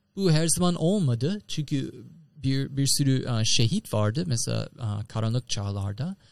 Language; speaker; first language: Turkish; non-native, fluent; English